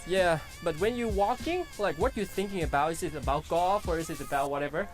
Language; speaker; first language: English; non-native, fluent; Thai